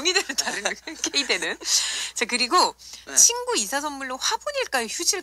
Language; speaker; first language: Korean; native; Korean